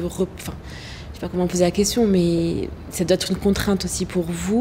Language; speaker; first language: French; native; French